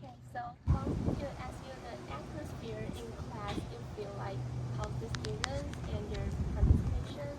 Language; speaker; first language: English; non-native, fluent; Chinese